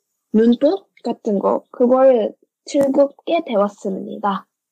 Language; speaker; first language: Korean; non-native, learner; Japanese